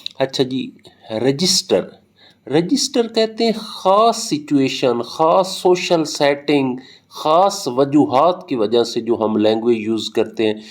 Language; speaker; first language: Urdu; non-native, local second language; Punjabi